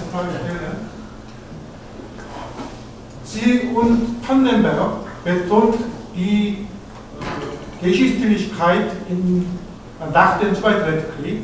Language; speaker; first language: German; non-native, learner; Korean